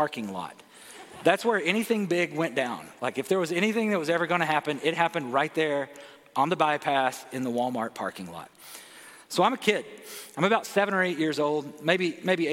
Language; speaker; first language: English; native; English